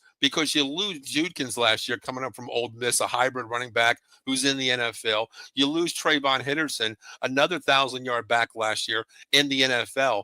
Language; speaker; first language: English; native; English